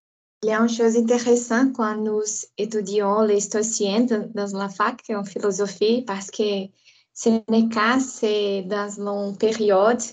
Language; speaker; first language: French; non-native, learner; Portuguese